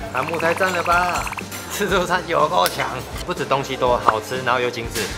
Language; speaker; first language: Chinese; native; Chinese